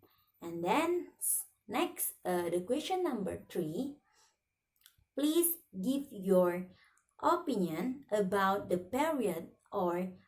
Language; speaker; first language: English; non-native, learner; Indonesian